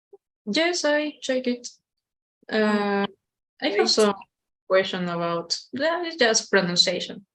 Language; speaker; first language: English; non-native, learner; Spanish